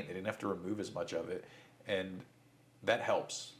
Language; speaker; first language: English; native; English